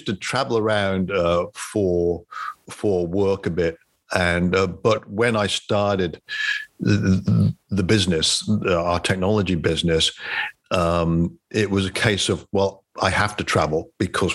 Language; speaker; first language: English; native; English